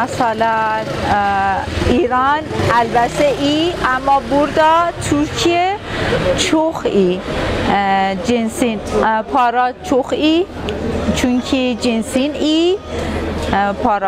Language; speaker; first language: Turkish; non-native, learner; Persian